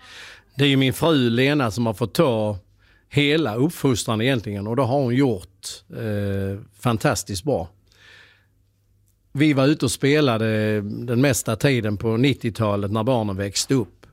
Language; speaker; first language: Swedish; native; Swedish